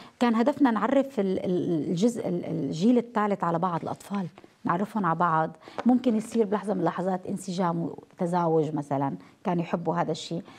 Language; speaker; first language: Arabic; native; Arabic